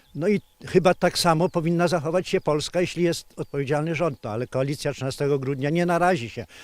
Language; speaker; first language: Polish; native; Polish